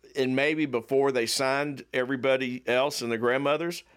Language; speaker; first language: English; native; English